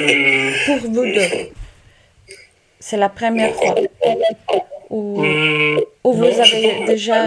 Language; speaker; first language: French; non-native, local second language; Italian